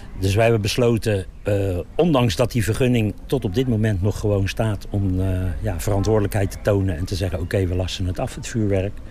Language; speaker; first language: Dutch; native; Dutch